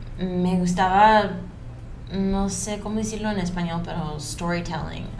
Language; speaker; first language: Spanish; early bilingual, heritage; Spanish